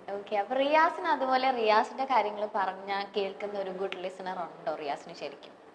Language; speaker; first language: Malayalam; native; Malayalam